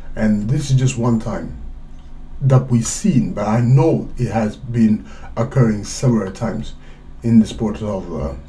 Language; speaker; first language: English; non-native, fluent; Swedish